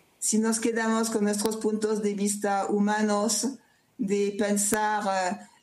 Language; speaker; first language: Spanish; non-native, fluent; French